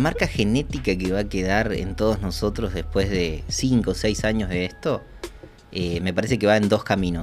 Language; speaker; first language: Spanish; native; Spanish